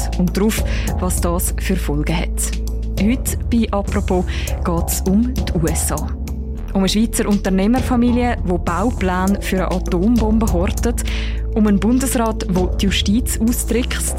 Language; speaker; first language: German; native; German